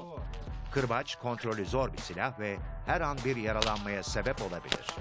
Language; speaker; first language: Turkish; native; Turkish